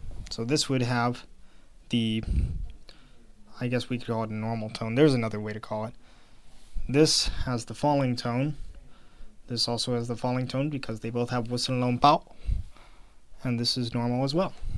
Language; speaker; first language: English; native; English